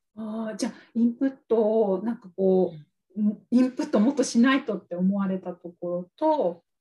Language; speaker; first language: Japanese; native; Japanese